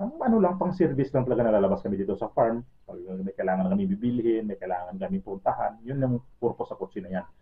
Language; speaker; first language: Filipino; native; Filipino